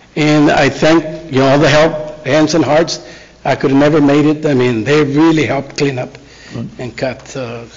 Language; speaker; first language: English; native; English